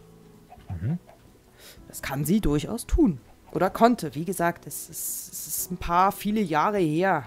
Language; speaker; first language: German; native; German